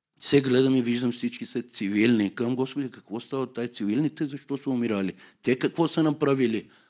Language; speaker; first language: Bulgarian; non-native, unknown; Persian